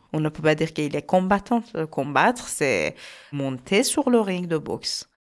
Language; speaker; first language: French; non-native, learner; Persian